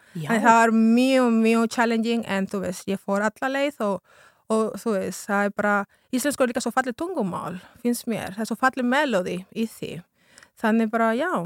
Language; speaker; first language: Icelandic; non-native, fluent; Spanish